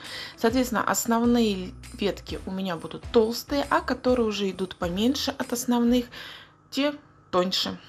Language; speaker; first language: Russian; native; Russian